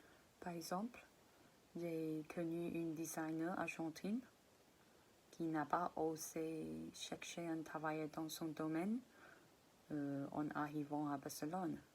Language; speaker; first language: French; non-native, fluent; Chinese